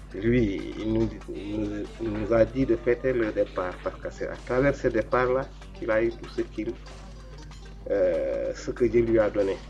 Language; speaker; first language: French; non-native, local second language; Wolof